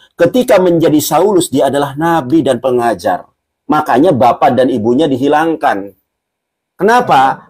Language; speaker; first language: Indonesian; native; Indonesian